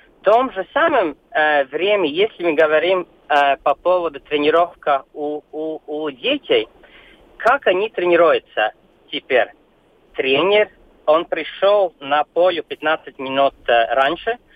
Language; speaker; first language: Russian; non-native, local second language; Latvian